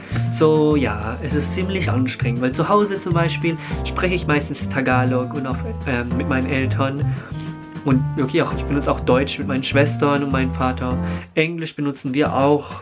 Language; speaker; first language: German; early bilingual, other home language; Filipino